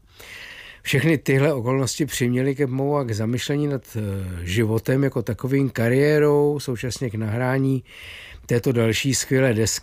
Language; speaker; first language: Czech; native; Czech